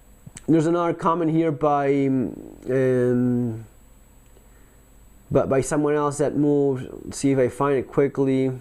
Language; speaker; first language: English; non-native, fluent; Spanish